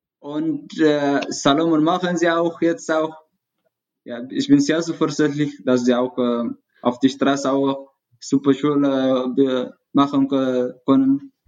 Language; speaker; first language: German; non-native, learner; Tigrinya